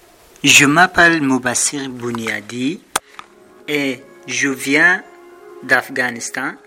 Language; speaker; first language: French; non-native, learner; Persian